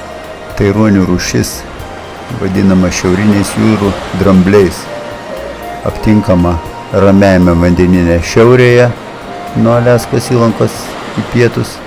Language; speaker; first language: Lithuanian; native; Lithuanian